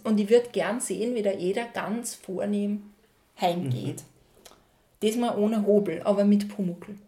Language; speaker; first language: German; native; German